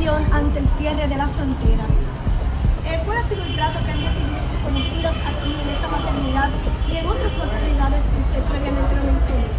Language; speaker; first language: Spanish; native; Spanish